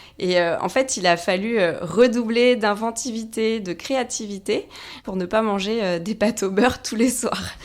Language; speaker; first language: French; native; French